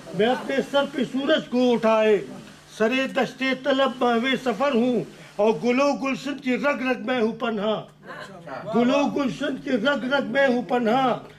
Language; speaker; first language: Urdu; non-native, local second language; Pashto